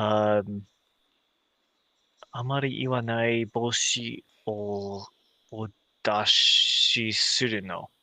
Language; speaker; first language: Japanese; non-native, learner; English